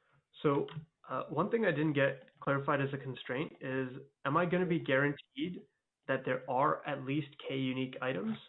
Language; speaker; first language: English; native; English